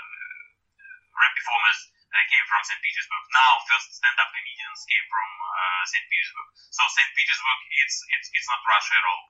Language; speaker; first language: English; non-native, fluent; Russian